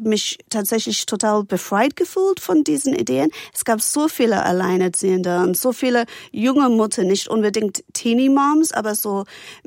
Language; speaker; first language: German; non-native, fluent; English